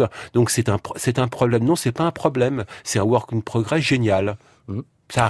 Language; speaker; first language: French; native; French